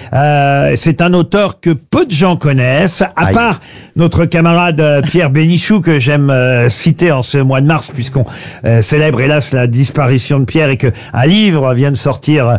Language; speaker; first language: French; native; French